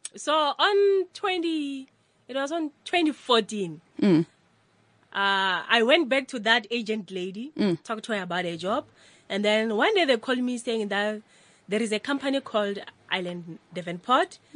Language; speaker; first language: English; non-native, local second language; Northern Sotho